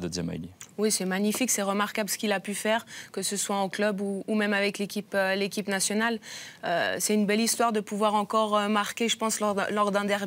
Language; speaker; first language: French; native; French